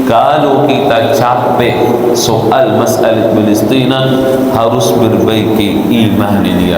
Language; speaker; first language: Indonesian; non-native, fluent; Arabic